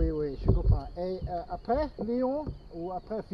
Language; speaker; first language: French; non-native, learner; Dutch